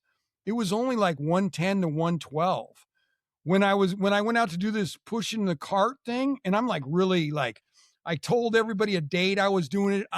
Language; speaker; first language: English; native; English